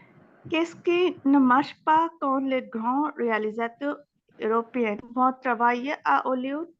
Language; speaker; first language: French; non-native, learner; Bangla